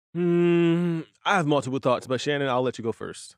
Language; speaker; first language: English; native; English